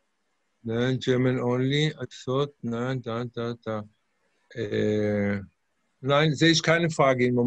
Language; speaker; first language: German; non-native, fluent; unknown